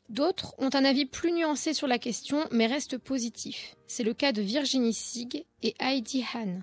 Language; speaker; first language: French; early bilingual, heritage; French